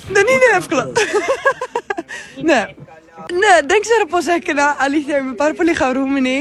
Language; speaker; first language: Greek; non-native, learner; Dutch